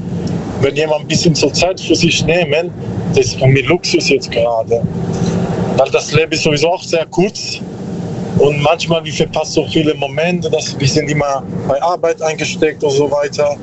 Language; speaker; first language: German; non-native, learner; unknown